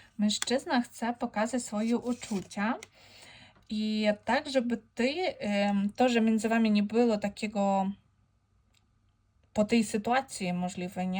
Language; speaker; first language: Polish; non-native, fluent; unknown